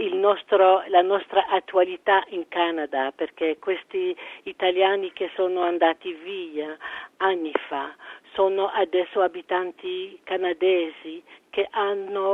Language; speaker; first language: Italian; early bilingual, heritage; French